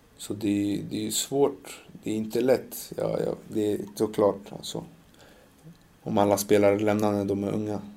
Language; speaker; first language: Swedish; early bilingual, other home language; Macedonian